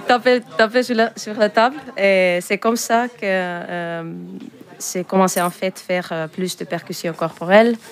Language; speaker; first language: French; non-native, fluent; Finnish